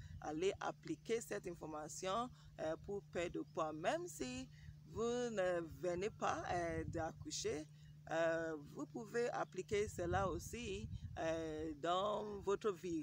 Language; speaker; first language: French; non-native, learner; English